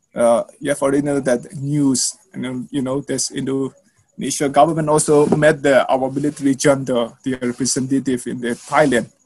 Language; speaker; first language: English; non-native, learner; Burmese